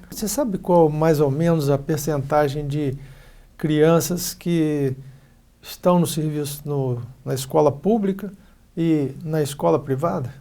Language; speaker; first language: Portuguese; native; Portuguese